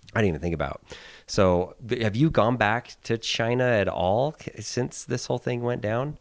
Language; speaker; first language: English; native; English